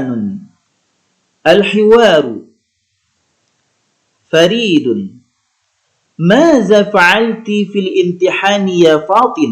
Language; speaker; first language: Arabic; non-native, fluent; Indonesian